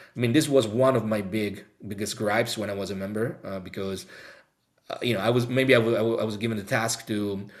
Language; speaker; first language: English; non-native, fluent; Italian